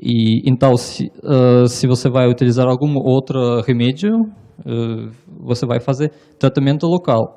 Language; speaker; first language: Portuguese; non-native, learner; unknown